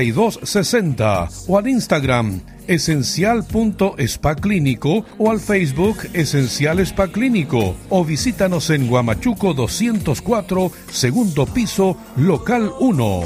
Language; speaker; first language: Spanish; native; Spanish